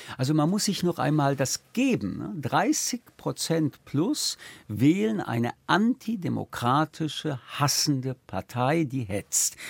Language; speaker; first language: German; early bilingual, other home language; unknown